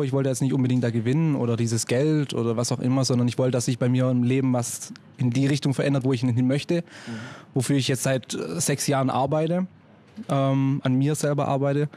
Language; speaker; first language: German; native; German